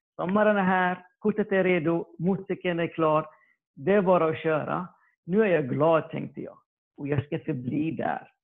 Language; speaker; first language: Swedish; early bilingual, other home language; Arabic